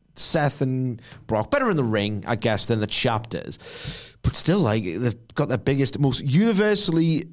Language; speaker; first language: English; native; English